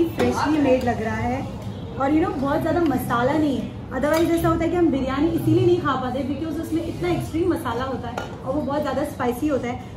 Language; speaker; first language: Hindi; native; Hindi